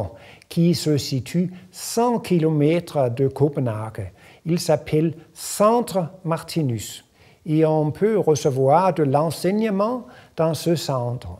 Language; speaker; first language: French; non-native, fluent; Danish